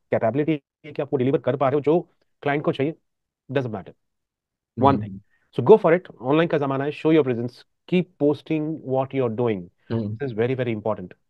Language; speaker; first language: Hindi; non-native, local second language; Marathi